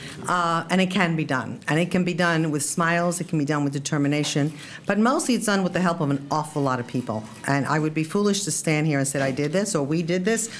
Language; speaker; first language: English; early bilingual, other home language; Spanish